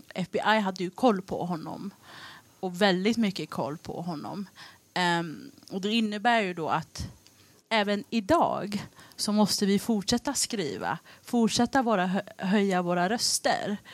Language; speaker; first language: Swedish; early bilingual, other home language; Tigrinya